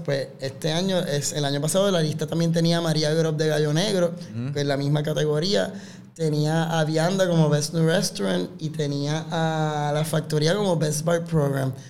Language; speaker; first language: Spanish; native; Spanish